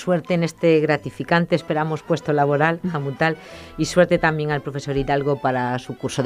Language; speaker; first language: Spanish; native; Spanish